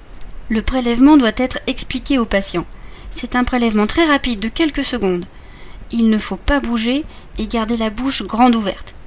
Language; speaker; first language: French; native; French